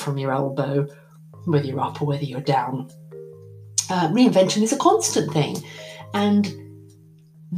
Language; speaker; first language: English; native; English